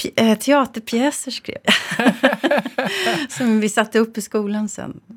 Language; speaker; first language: Swedish; native; Swedish